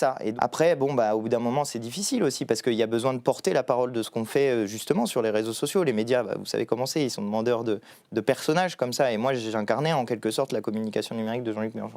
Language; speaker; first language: French; native; French